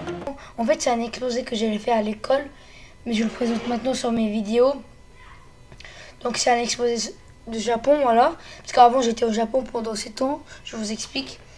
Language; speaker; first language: French; early bilingual, other home language; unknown